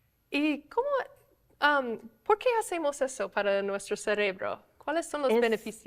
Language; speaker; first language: Spanish; non-native, fluent; English